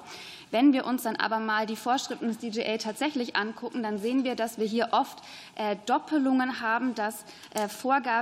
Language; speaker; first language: German; native; German